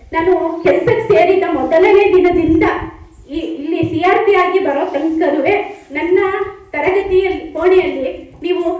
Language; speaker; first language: Kannada; non-native, local second language; Urdu